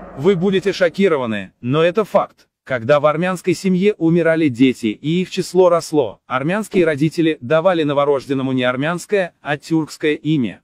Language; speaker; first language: Russian; non-native, local second language; Azerbaijani